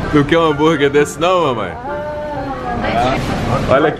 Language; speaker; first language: Portuguese; native; Portuguese